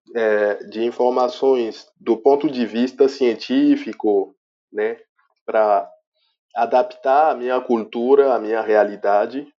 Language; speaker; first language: Portuguese; non-native, fluent; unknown